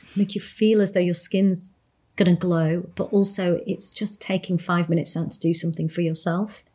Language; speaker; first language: English; native; English